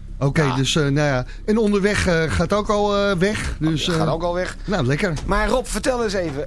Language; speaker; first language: Dutch; native; Dutch